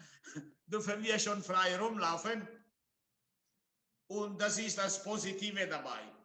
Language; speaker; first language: German; non-native, fluent; Italian